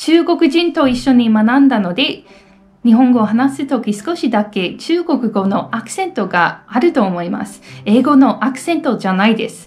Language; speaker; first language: Japanese; non-native, fluent; English